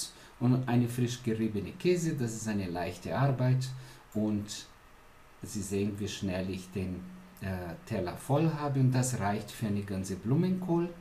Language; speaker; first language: German; non-native, fluent; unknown